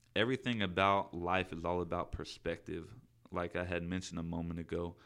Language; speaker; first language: English; native; English